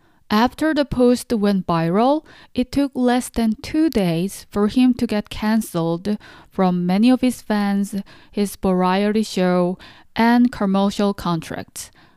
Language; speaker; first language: English; non-native, fluent; Korean